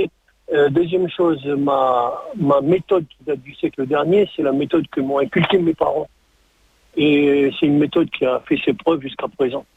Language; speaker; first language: French; native; French